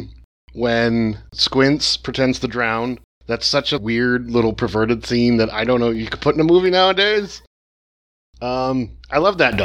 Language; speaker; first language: English; native; English